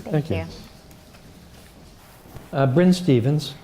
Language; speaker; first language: English; native; English